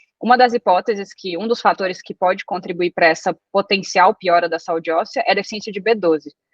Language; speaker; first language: Portuguese; early bilingual, other home language; Italian